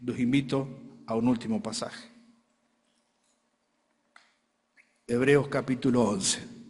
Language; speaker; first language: Spanish; native; Spanish